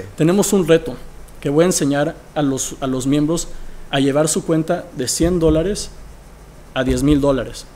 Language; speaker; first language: Spanish; early bilingual, heritage; Spanish